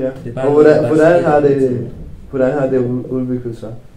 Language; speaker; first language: Danish; non-native, fluent; Romanian